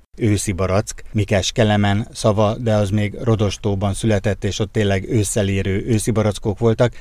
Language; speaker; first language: Hungarian; native; Hungarian